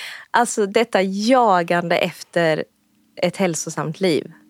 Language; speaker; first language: Swedish; native; Swedish